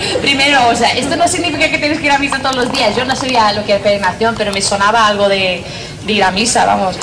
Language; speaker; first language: Spanish; non-native, fluent; English